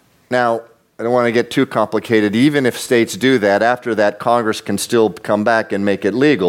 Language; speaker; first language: English; native; English